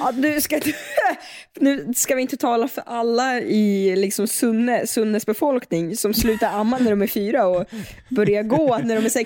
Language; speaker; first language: Swedish; native; Swedish